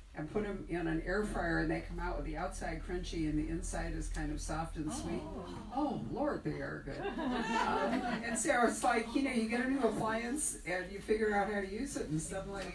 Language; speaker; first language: English; native; English